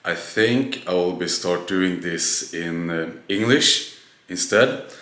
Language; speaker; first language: English; non-native, fluent; Swedish